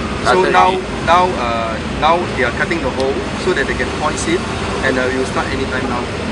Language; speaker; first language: English; non-native, local second language; Chinese